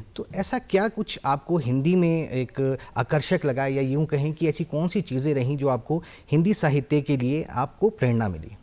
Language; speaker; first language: Hindi; native; Hindi